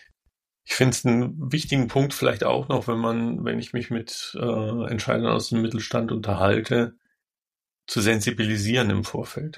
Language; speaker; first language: German; native; German